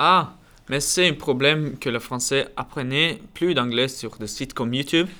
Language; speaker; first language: French; non-native, learner; Norwegian